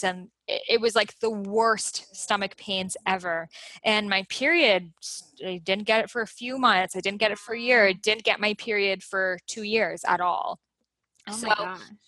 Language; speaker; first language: English; early bilingual, other home language; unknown